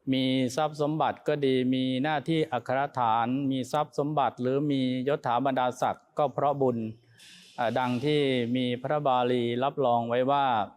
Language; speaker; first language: Thai; native; Thai